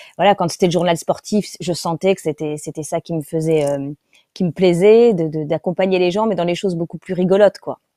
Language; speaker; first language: French; native; French